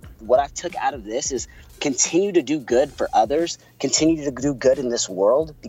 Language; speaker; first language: English; non-native, fluent; Spanish